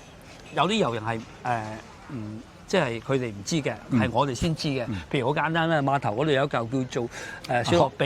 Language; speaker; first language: Cantonese; native; Cantonese